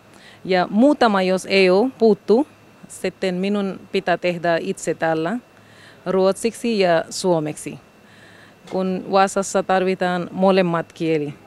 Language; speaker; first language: Finnish; non-native, learner; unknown